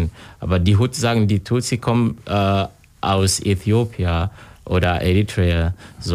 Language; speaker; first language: German; non-native, learner; Kinyarwanda